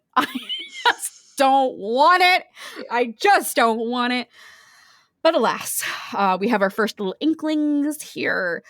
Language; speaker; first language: English; native; English